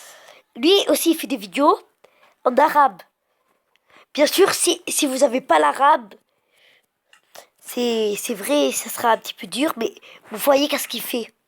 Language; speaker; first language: French; early bilingual, other home language; Arabic